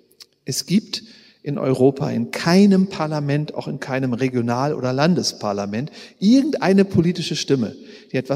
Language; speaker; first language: German; native; German